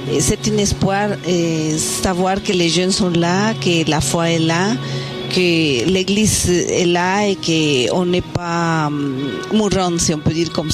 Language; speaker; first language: French; non-native, fluent; Spanish